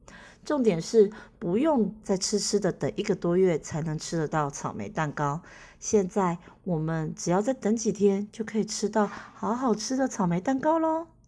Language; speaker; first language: Chinese; native; Chinese